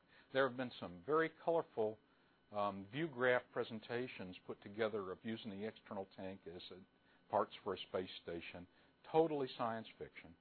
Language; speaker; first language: English; native; English